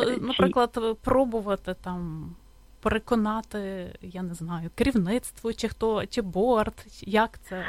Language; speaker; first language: Ukrainian; native; Ukrainian